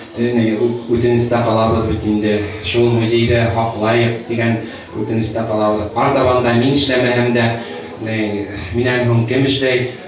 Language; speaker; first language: Tatar; non-native, local second language; Bashkir